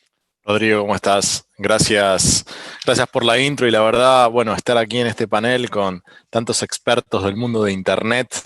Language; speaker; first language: Spanish; native; Spanish